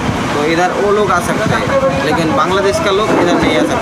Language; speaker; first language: Hindi; non-native, local second language; Bangla